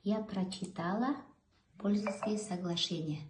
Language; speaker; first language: Russian; non-native, local second language; Kazakh